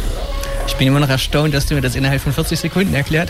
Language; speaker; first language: German; native; German